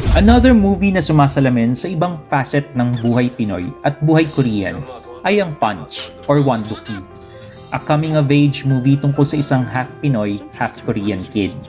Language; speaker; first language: Filipino; native; Filipino